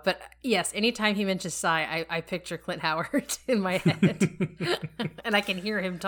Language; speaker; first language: English; native; English